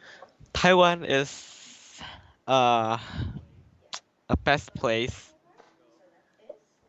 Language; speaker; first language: English; non-native, learner; Chinese